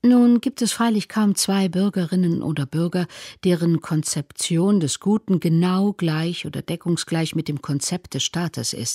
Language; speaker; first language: German; native; German